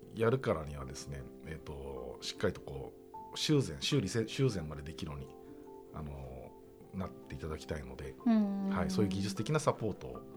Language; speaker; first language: Japanese; native; Japanese